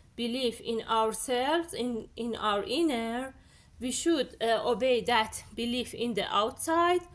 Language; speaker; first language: English; non-native, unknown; Persian